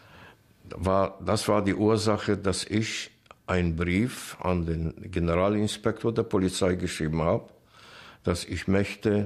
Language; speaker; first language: German; non-native, fluent; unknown